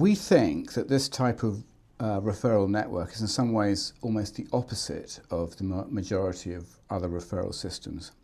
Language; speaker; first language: English; native; English